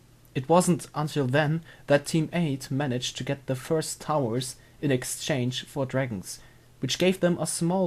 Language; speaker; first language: English; non-native, fluent; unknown